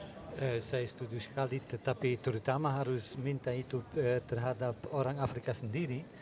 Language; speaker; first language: Indonesian; non-native, fluent; Dutch